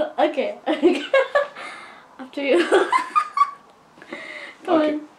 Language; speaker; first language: English; non-native, learner; Indonesian